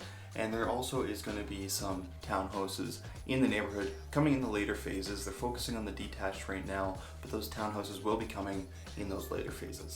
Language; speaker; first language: English; native; English